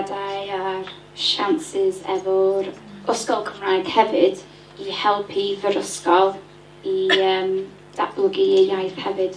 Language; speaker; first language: Welsh; non-native, learner; English